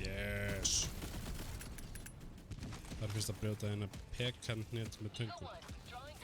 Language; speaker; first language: Icelandic; native; Icelandic